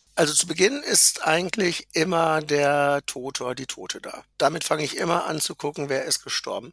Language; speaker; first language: German; native; German